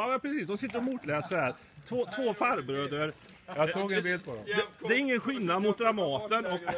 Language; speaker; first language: Swedish; native; Swedish